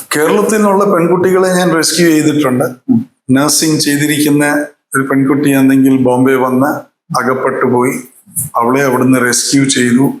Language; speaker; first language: Malayalam; early bilingual, heritage; Malayalam